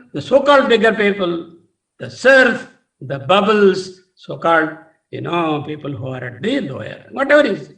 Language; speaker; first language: English; non-native, local second language; Telugu